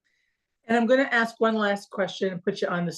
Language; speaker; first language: English; native; English